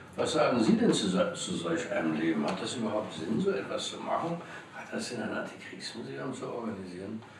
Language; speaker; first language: German; native; German